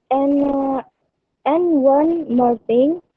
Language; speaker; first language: English; non-native, learner; Indonesian